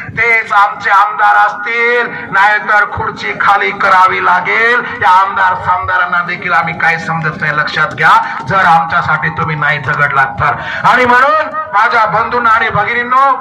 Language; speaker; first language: Marathi; non-native, local second language; Lambadi